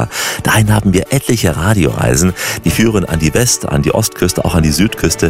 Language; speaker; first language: German; native; German